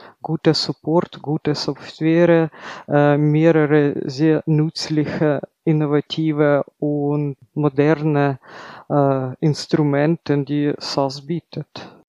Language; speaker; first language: German; non-native, fluent; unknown